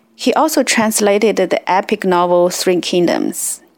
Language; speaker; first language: English; non-native, fluent; Chinese